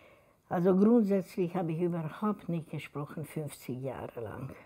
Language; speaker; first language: German; non-native, fluent; Hungarian